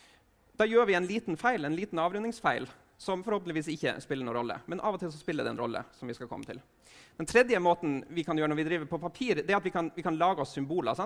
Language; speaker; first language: Norwegian; native; Norwegian